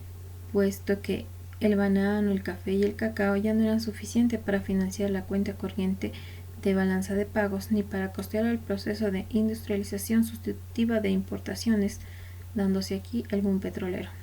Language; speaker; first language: Spanish; native; Spanish